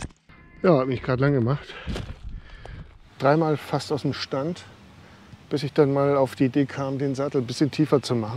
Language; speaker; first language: German; native; German